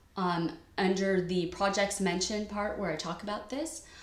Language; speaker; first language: English; native; English